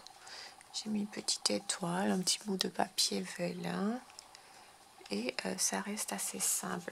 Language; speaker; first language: French; non-native, fluent; Spanish